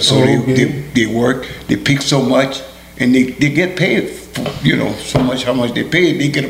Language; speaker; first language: English; early bilingual, other home language; Haitian Creole